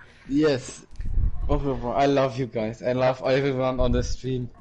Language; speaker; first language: English; non-native, learner; Italian